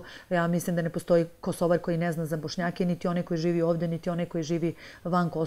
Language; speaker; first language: Serbian; native; Serbian